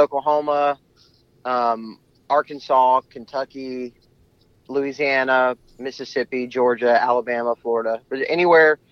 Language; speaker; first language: English; native; English